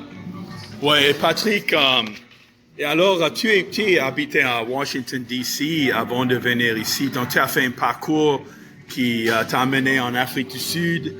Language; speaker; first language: French; non-native, fluent; English